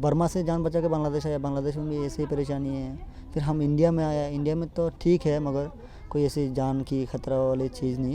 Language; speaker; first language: Hindi; non-native, fluent; Rohingya